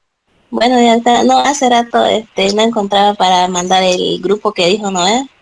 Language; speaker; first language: Spanish; native; Spanish